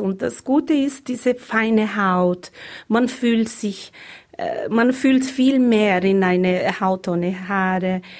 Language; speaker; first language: German; non-native, fluent; Portuguese